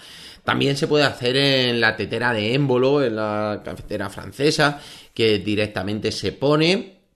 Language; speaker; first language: Spanish; native; Spanish